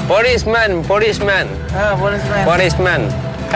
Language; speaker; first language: English; non-native, learner; French